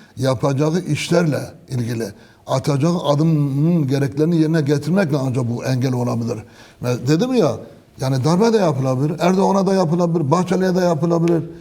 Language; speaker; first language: Turkish; non-native, local second language; Kurdish